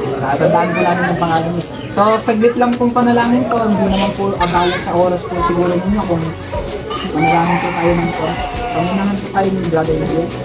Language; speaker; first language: Filipino; native; Filipino